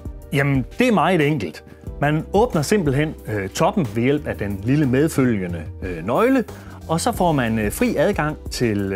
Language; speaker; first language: Danish; native; Danish